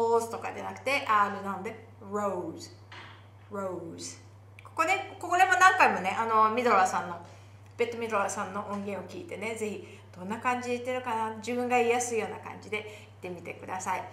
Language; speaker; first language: Japanese; native; Japanese